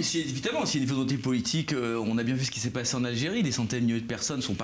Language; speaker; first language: French; native; French